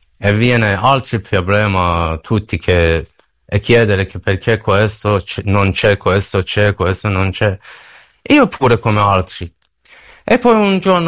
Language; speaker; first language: Italian; non-native, learner; Persian